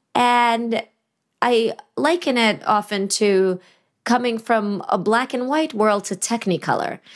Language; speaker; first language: English; early bilingual, other home language; Russian